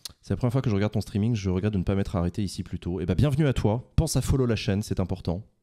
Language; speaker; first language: French; native; French